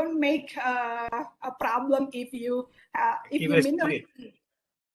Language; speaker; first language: English; non-native, learner; Indonesian